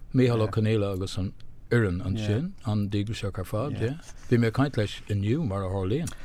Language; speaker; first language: Irish; non-native, local second language; English